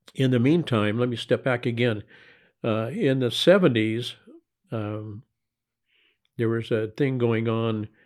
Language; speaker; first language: English; native; English